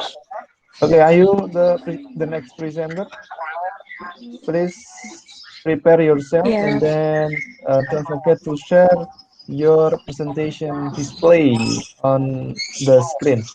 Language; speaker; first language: English; non-native, fluent; Indonesian